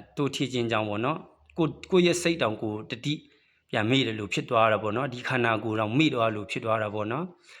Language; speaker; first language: Burmese; non-native, local second language; Shwe Palaung